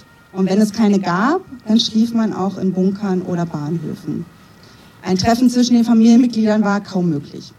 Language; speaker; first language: German; native; German